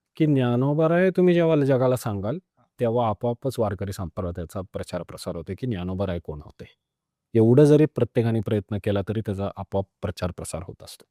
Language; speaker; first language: Marathi; non-native, local second language; Punjabi